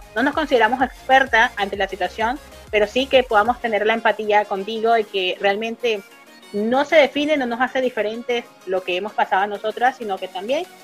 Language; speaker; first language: Spanish; native; Spanish